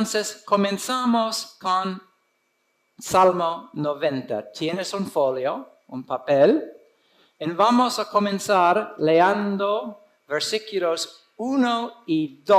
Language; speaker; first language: Spanish; non-native, fluent; English